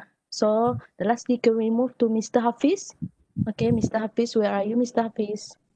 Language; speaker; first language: English; non-native, local second language; Malay